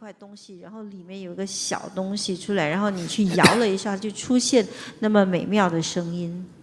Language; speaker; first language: Chinese; native; Chinese